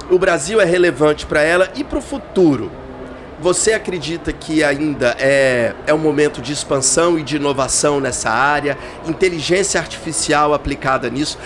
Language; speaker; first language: Portuguese; native; Portuguese